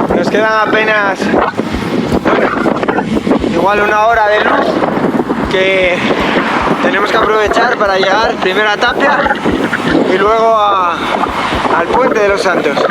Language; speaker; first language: Spanish; native; Spanish